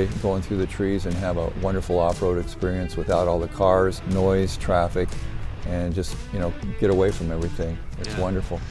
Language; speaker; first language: English; native; English